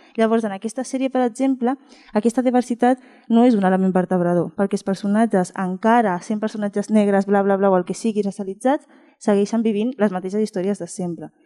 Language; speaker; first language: Catalan; non-native, fluent; Spanish